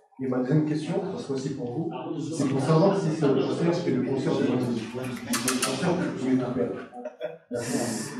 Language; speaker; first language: French; non-native, local second language; Lingala